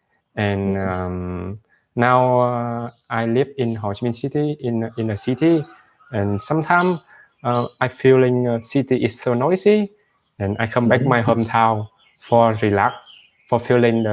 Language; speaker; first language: English; non-native, learner; Vietnamese